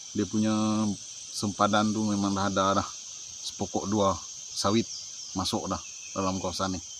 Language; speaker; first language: Malay; non-native, local second language; Iban